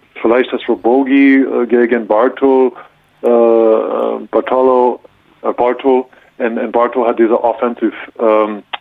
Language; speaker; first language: German; non-native, learner; English